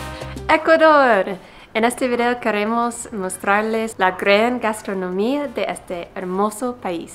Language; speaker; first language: Spanish; non-native, learner; English